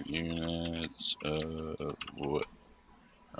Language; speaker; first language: English; native; English